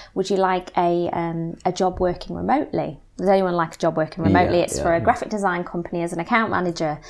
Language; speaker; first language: English; native; English